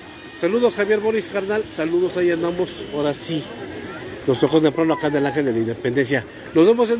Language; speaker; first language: Spanish; native; Spanish